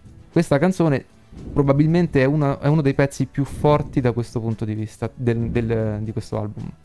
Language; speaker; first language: Italian; native; Italian